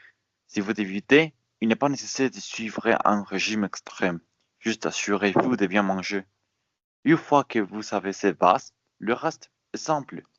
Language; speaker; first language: French; non-native, fluent; Spanish